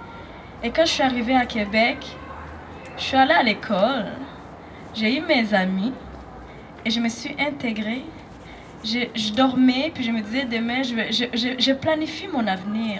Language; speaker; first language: French; non-native, local second language; Rundi